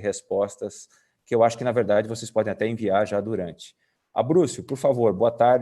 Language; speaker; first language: Portuguese; native; Portuguese